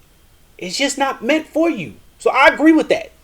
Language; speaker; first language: English; native; English